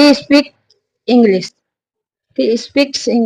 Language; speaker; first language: English; non-native, learner; Hindi